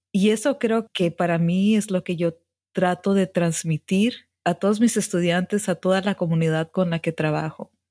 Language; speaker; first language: Spanish; early bilingual, heritage; Spanish